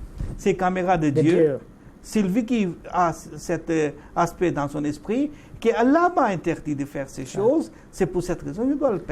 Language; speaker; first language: French; non-native, fluent; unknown